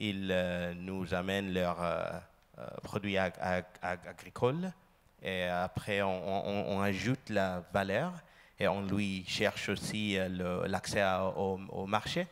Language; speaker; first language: French; non-native, learner; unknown